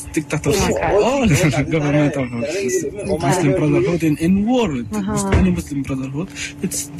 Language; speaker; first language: English; non-native, learner; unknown